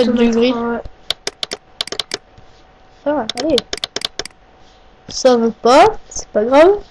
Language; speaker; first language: French; native; French